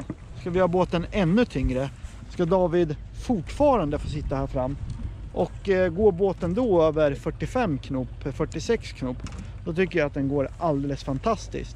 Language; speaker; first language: Swedish; native; Swedish